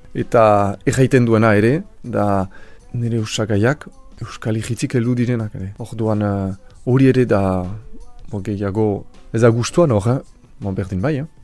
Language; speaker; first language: Basque; non-native, local second language; French